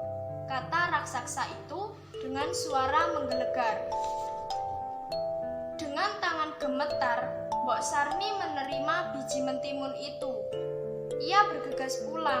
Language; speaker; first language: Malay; non-native, local second language; Javanese